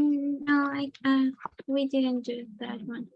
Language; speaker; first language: English; non-native, learner; Spanish